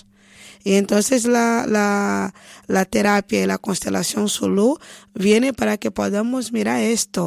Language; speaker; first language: Spanish; non-native, fluent; Portuguese